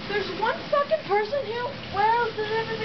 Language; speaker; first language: English; native; English